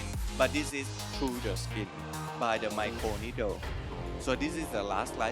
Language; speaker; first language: English; non-native, learner; Thai